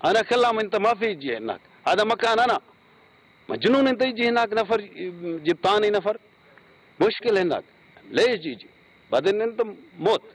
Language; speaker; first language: Arabic; non-native, learner; Urdu